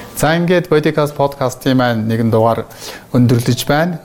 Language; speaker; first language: Mongolian; native; Mongolian